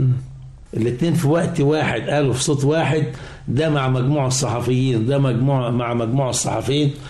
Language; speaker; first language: Arabic; native; Arabic